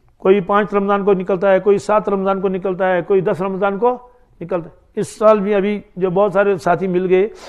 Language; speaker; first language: Hindi; non-native, local second language; Kashmiri